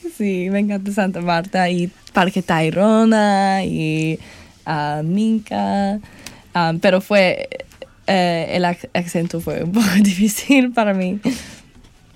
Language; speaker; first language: Spanish; non-native, learner; English